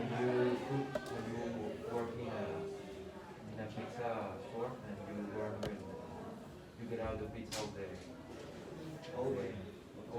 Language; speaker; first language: English; non-native, learner; Spanish